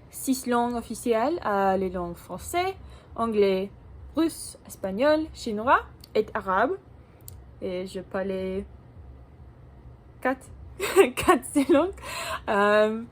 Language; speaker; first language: French; non-native, learner; English